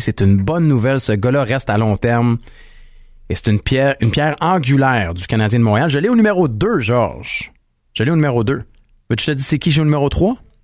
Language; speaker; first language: French; native; French